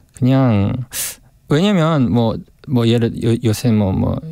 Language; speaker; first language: Korean; non-native, fluent; English